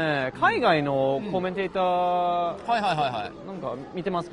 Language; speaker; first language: Japanese; non-native, learner; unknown